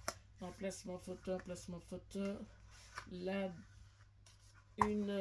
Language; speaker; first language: French; native; French